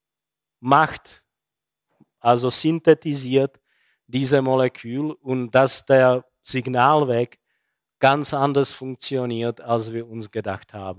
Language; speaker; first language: German; non-native, fluent; Czech